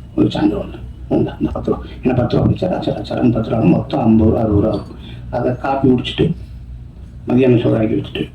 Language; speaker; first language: Tamil; native; Tamil